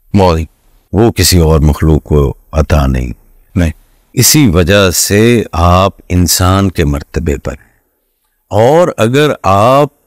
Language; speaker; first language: Urdu; non-native, local second language; Punjabi